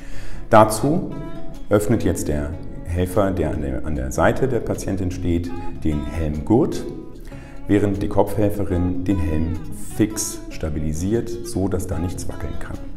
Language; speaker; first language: German; native; German